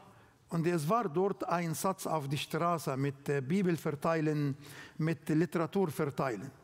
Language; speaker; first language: German; non-native, learner; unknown